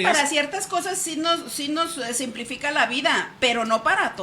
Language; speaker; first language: Spanish; native; Spanish